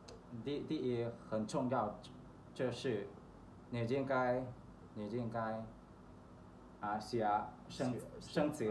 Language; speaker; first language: Chinese; non-native, learner; Thai